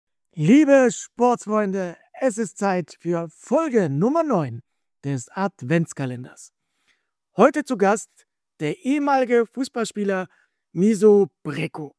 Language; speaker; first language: German; native; German